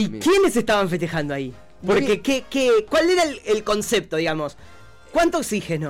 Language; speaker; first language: Spanish; native; Spanish